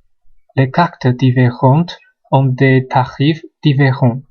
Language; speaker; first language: French; non-native, learner; Chinese